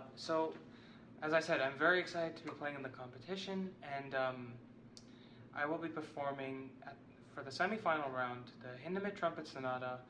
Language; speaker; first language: English; native; English